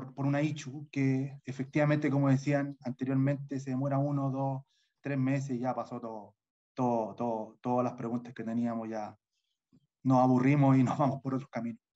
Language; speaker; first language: Spanish; native; Spanish